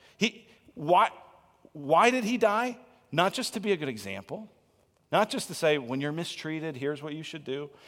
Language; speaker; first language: English; native; English